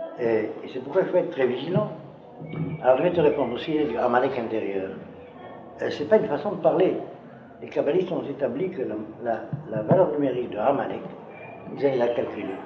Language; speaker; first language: French; native; French